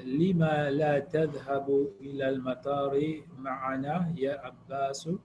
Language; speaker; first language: Arabic; non-native, learner; English